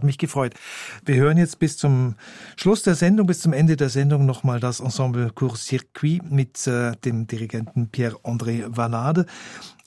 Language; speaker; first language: German; native; German